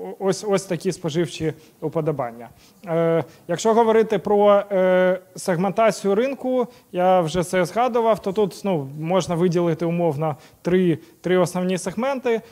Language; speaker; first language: Ukrainian; non-native, local second language; Russian